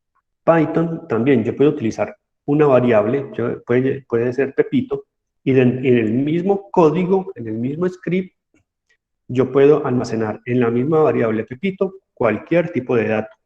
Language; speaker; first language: Spanish; native; Spanish